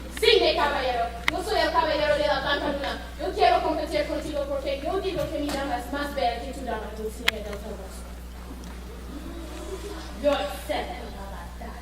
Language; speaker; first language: Spanish; non-native, learner; English